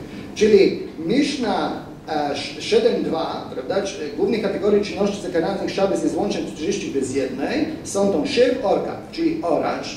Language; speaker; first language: Polish; non-native, fluent; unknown